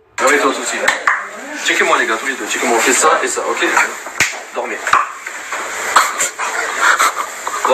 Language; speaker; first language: French; native; French